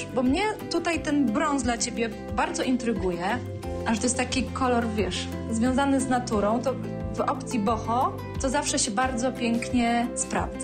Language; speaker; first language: Polish; native; Polish